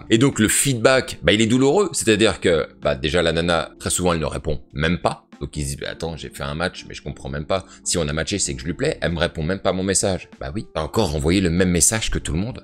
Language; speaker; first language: French; native; French